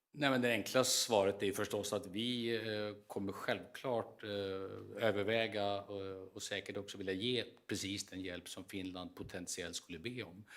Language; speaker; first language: Swedish; native; Swedish